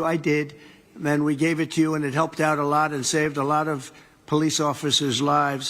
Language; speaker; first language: English; native; English